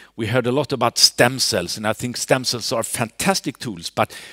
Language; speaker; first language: English; non-native, fluent; Swedish